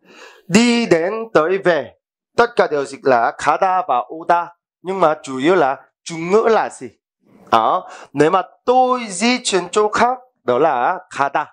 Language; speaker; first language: Vietnamese; non-native, fluent; Korean